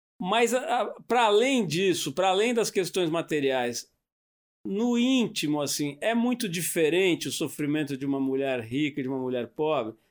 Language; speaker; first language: Portuguese; native; Portuguese